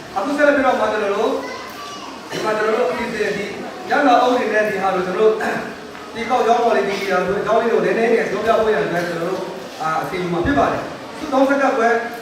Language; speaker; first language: Burmese; non-native, local second language; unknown